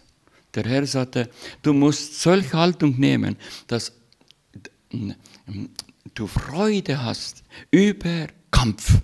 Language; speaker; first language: German; non-native, learner; Russian